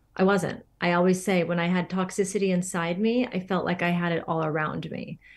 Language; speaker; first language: English; native; English